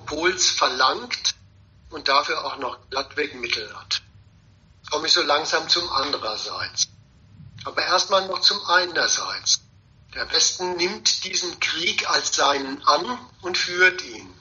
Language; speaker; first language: German; native; German